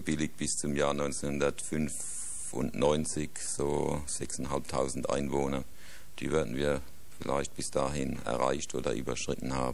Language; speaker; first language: German; native; German